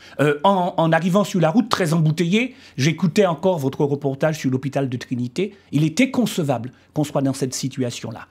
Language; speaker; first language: French; native; French